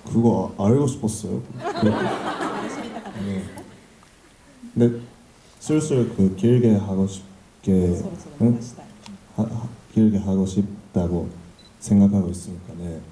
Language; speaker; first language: Korean; non-native, learner; Japanese